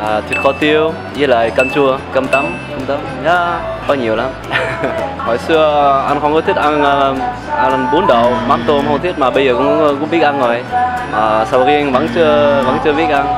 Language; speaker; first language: Vietnamese; early bilingual, heritage; German